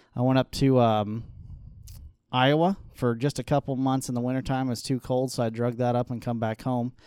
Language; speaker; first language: English; native; English